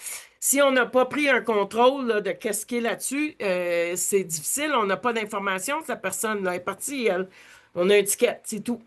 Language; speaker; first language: French; native; French